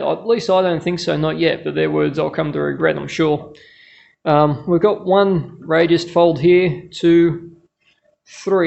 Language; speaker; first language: English; native; English